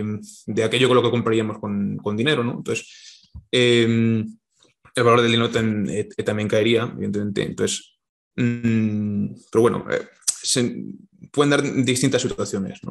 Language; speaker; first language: Spanish; native; Spanish